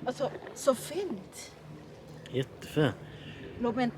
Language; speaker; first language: Swedish; non-native, learner; Thai